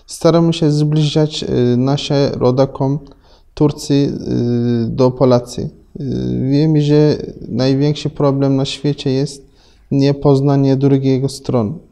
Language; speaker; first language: Polish; non-native, fluent; Turkish